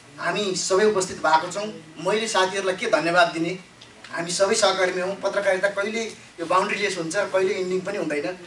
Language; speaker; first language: Nepali; native; Nepali